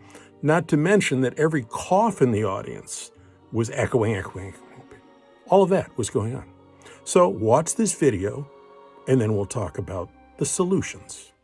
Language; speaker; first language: English; native; English